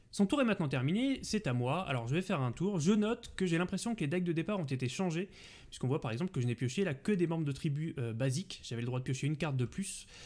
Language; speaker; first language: French; native; French